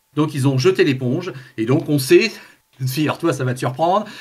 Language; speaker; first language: French; native; French